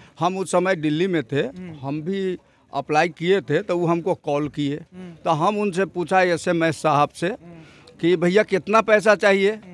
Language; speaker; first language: Hindi; native; Hindi